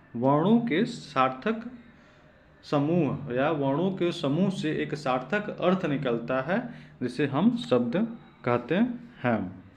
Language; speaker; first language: Hindi; native; Hindi